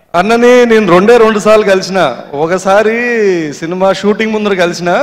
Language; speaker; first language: Telugu; native; Telugu